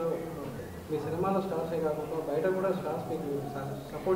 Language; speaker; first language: Telugu; native; Telugu